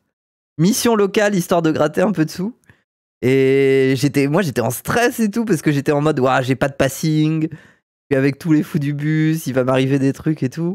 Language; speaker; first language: French; native; French